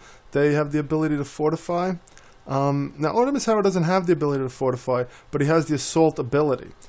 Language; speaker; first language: English; native; English